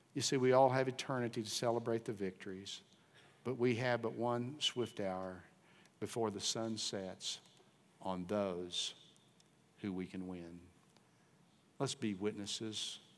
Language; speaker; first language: English; native; English